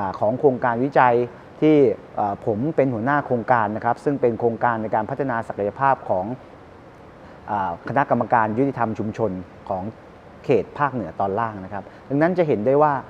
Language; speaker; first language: Thai; native; Thai